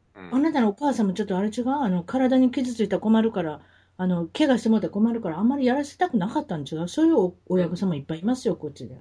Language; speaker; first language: Japanese; native; Japanese